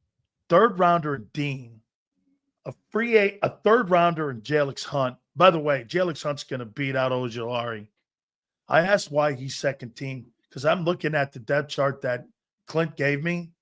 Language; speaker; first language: English; native; English